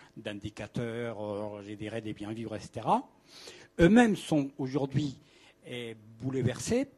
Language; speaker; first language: French; non-native, fluent; Spanish